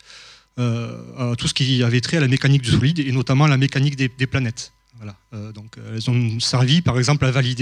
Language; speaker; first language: French; native; French